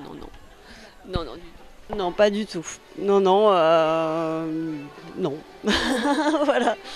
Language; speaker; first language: French; native; French